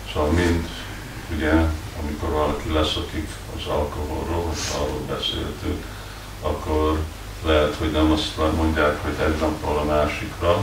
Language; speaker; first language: Hungarian; early bilingual, heritage; Hungarian